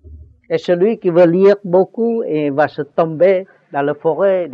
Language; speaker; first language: French; non-native, learner; Vietnamese